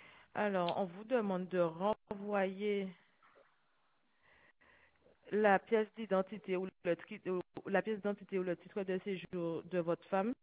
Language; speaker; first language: French; native; French